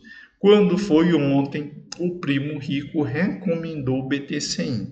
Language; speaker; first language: Portuguese; native; Portuguese